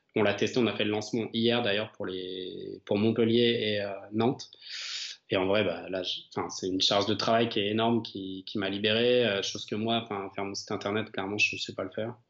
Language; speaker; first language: French; native; French